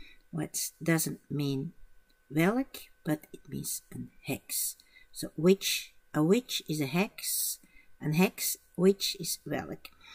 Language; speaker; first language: English; non-native, fluent; Dutch